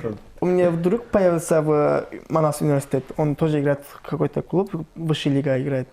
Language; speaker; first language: Russian; non-native, learner; Turkish